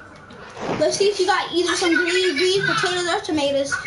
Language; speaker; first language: English; native; English